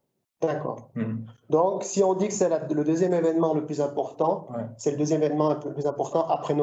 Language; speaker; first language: French; native; French